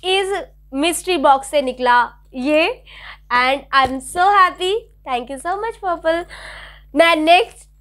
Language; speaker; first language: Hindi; non-native, local second language; Bangla